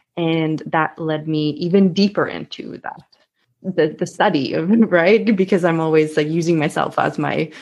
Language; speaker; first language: English; non-native, fluent; Swedish